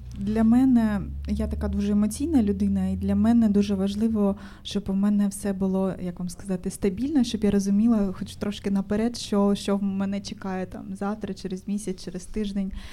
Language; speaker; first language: Ukrainian; native; Ukrainian